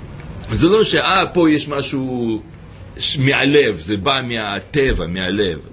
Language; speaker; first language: Hebrew; native; Hebrew